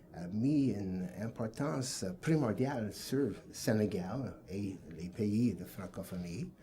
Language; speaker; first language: French; non-native, local second language; English